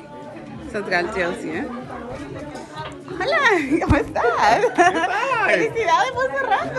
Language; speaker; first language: Spanish; non-native, fluent; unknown